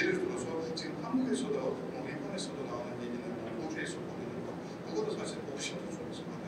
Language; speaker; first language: Korean; non-native, fluent; Turkish